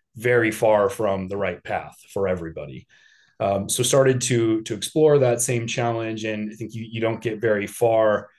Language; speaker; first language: English; native; English